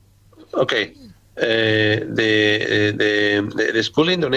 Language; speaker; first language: English; non-native, learner; Spanish